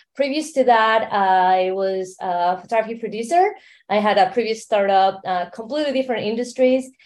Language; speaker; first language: English; non-native, fluent; Spanish